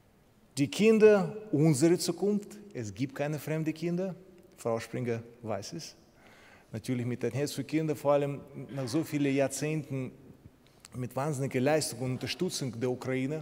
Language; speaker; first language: German; non-native, fluent; Ukrainian